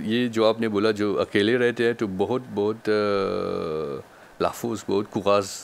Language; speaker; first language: Hindi; non-native, local second language; Bhojpuri